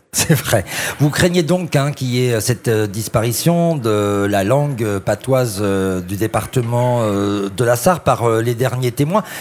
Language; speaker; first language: French; native; French